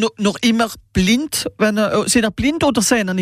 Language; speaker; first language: German; non-native, local second language; Swiss German